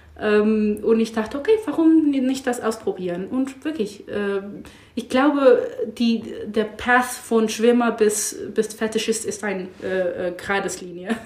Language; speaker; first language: German; non-native, learner; English